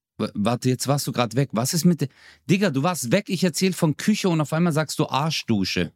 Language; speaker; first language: German; early bilingual, other home language; Turkish